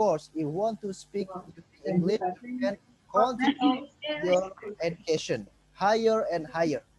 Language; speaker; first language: English; non-native, fluent; Indonesian